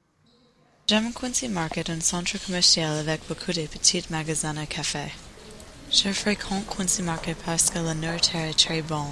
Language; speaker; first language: French; non-native, learner; English